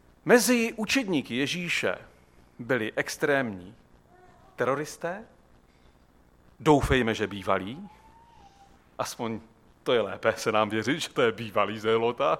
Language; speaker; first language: Czech; native; Czech